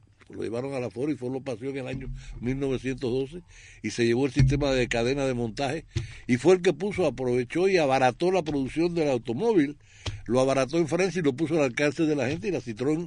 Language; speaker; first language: Spanish; native; Spanish